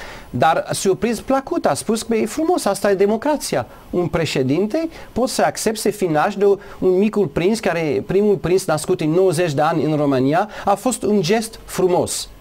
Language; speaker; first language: Romanian; non-native, learner; English